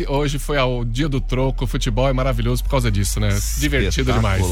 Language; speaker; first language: Portuguese; native; Portuguese